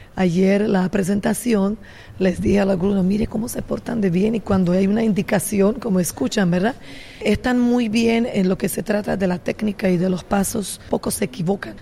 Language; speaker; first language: Spanish; non-native, fluent; Slovak